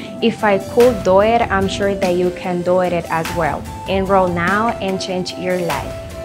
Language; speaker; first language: English; non-native, learner; Spanish